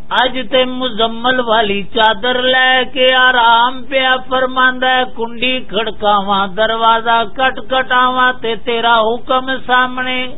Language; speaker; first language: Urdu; non-native, local second language; Dogri